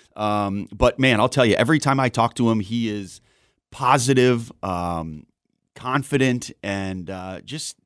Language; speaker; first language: English; native; English